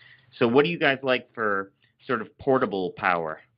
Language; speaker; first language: English; native; English